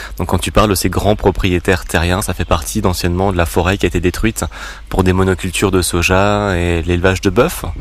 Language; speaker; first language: French; native; French